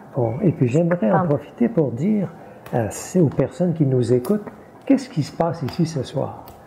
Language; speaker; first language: French; native; French